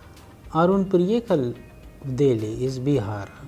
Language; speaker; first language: Russian; non-native, fluent; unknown